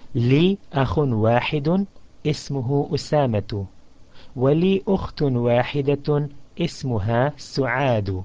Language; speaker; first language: Arabic; non-native, fluent; English